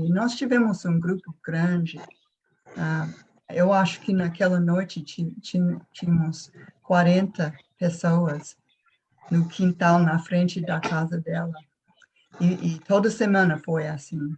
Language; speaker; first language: Portuguese; non-native, fluent; English